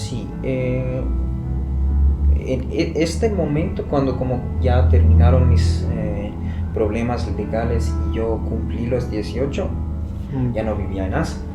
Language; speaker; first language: Spanish; non-native, fluent; Persian